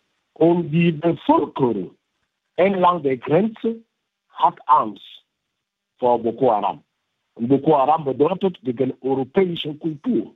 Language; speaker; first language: German; non-native, fluent; French